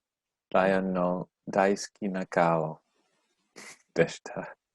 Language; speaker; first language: Japanese; non-native, learner; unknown